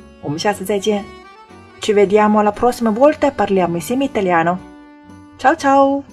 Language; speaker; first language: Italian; non-native, fluent; Chinese